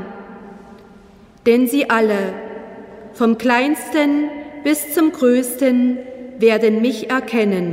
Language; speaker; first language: German; native; German